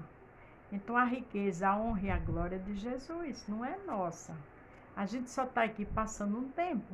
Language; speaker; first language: Portuguese; native; Portuguese